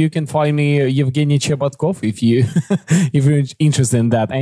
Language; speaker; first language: English; non-native, fluent; Kazakh